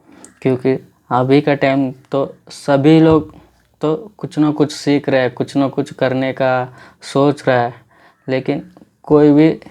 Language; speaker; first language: Hindi; non-native, local second language; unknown